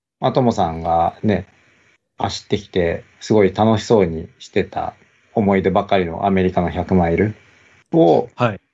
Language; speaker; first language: Japanese; native; Japanese